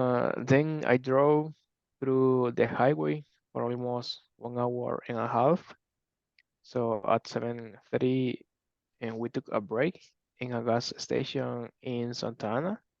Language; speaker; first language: English; non-native, learner; Spanish